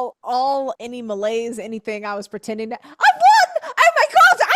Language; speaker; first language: English; native; English